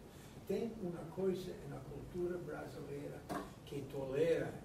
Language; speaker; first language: Portuguese; non-native, fluent; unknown